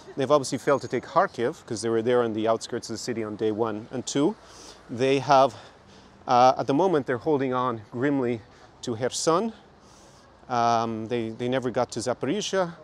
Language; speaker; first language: English; native; English